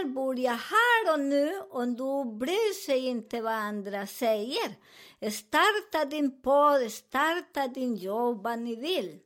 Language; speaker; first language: Swedish; non-native, learner; Spanish